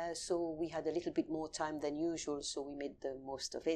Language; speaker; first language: English; early bilingual, other home language; French